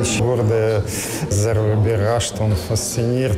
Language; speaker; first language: German; non-native, learner; Russian